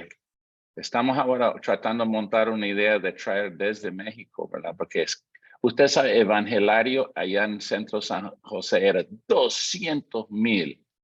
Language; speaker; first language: Spanish; non-native, fluent; English